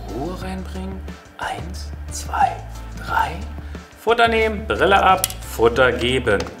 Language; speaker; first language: German; native; German